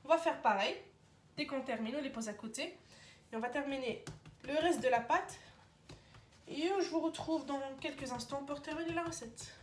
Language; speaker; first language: French; non-native, local second language; Arabic